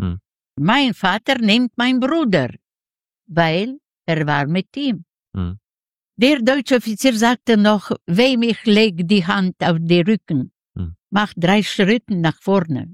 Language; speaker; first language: German; non-native, fluent; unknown